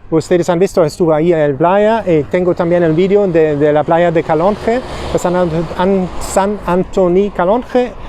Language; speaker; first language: Spanish; non-native, learner; German